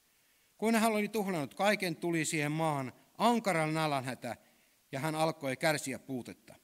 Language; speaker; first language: Finnish; native; Finnish